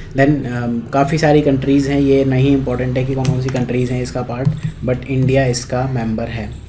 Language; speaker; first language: Hindi; native; Hindi